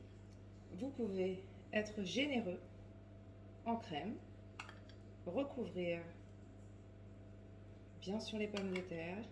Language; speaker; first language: French; native; French